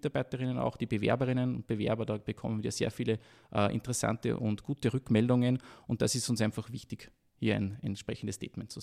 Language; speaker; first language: German; native; German